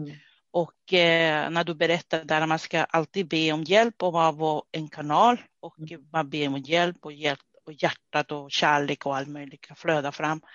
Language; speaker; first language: Swedish; non-native, fluent; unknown